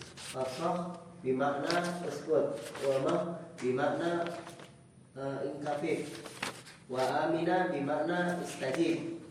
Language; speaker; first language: Arabic; non-native, learner; Indonesian